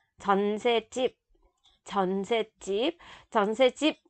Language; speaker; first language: Korean; non-native, fluent; Vietnamese